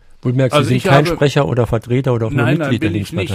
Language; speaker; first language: German; native; German